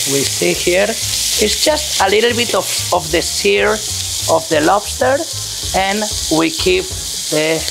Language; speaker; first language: English; non-native, fluent; Catalan